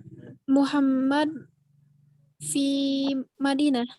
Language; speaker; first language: Arabic; non-native, learner; Indonesian